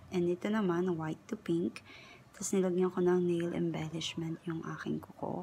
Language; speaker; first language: Filipino; native; Filipino